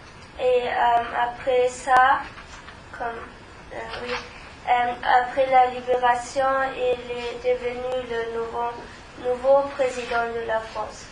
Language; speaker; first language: French; non-native, learner; German